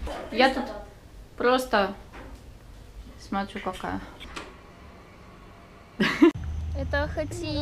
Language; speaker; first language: Russian; native; Russian